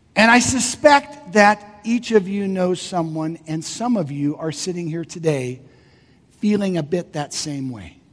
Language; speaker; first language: English; native; English